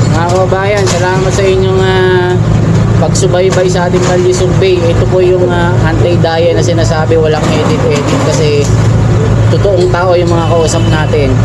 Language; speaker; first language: Filipino; native; Filipino